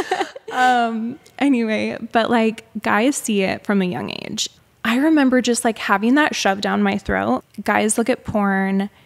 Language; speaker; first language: English; native; English